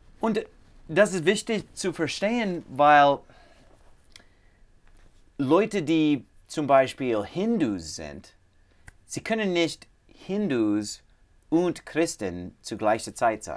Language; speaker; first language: German; non-native, learner; English